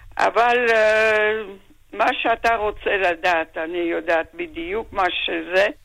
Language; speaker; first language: Hebrew; non-native, fluent; German